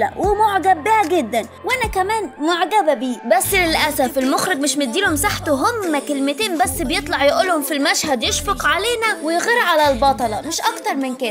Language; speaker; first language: Arabic; native; Arabic